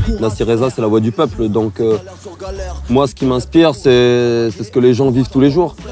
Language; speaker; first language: French; native; French